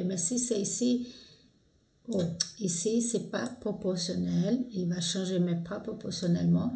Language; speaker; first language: French; non-native, fluent; Portuguese